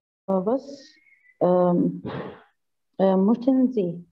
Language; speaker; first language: German; non-native, learner; Arabic